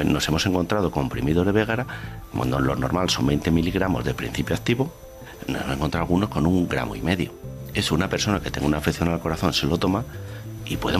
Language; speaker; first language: Spanish; native; Spanish